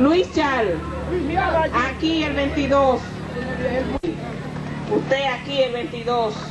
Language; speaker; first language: Spanish; native; Spanish